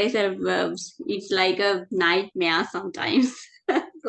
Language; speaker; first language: English; non-native, fluent; Sinhala